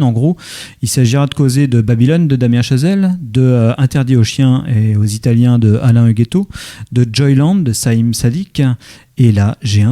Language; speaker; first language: French; native; French